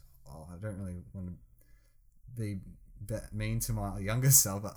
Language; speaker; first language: English; native; English